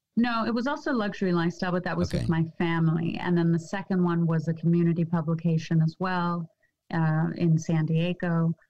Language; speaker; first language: English; native; English